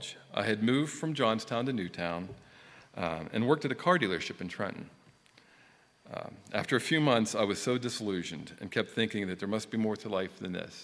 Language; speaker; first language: English; native; English